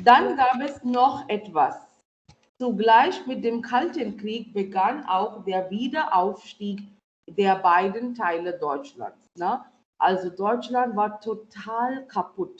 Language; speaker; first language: German; non-native, fluent; Marathi